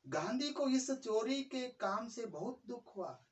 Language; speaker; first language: Hindi; non-native, local second language; Kannada